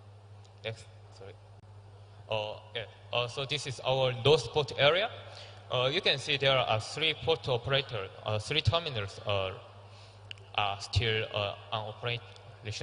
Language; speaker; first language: English; non-native, learner; Korean